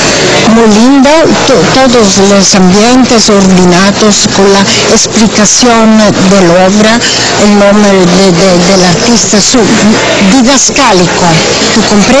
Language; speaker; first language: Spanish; non-native, learner; Italian